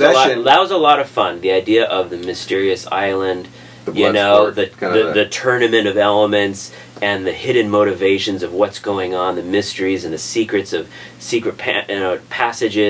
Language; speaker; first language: English; native; English